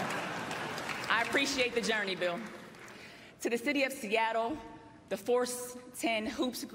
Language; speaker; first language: English; native; English